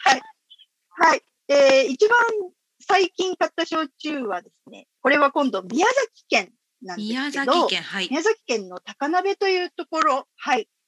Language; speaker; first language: Japanese; native; Japanese